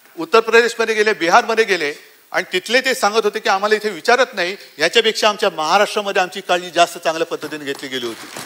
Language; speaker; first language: Marathi; native; Marathi